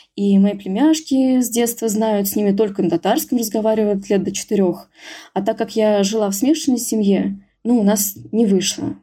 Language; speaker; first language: Russian; native; Russian